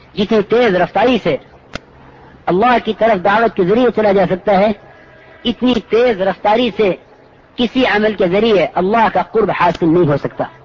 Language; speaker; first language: Urdu; native; Urdu